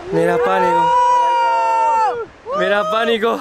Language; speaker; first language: Spanish; non-native, learner; Thai